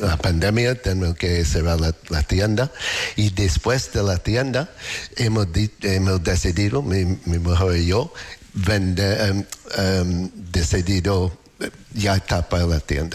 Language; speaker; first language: Spanish; non-native, learner; English